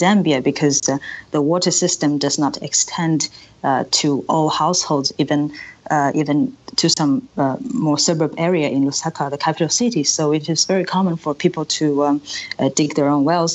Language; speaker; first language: English; non-native, local second language; Chinese